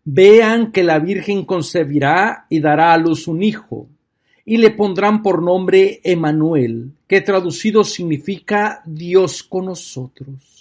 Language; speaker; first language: Spanish; native; Spanish